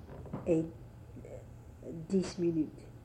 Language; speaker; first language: French; non-native, learner; English